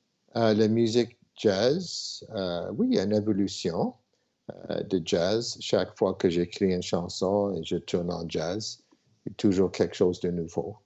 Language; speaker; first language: French; non-native, local second language; English